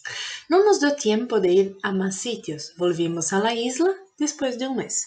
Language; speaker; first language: Spanish; non-native, fluent; Portuguese